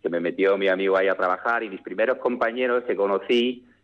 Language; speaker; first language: Spanish; early bilingual, other home language; English